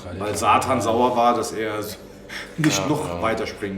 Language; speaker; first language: German; native; German